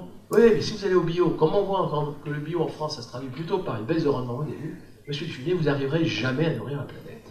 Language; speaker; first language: French; native; French